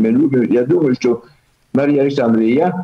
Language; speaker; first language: Russian; early bilingual, heritage; Russian